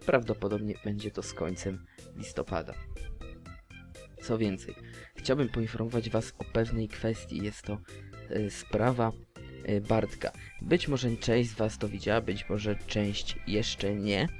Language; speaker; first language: Polish; native; Polish